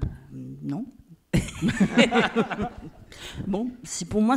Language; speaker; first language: French; non-native, fluent; Catalan